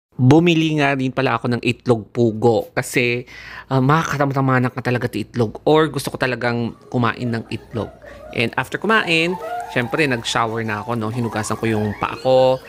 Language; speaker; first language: Filipino; non-native, local second language; Iloko